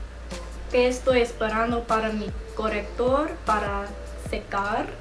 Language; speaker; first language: Spanish; non-native, learner; English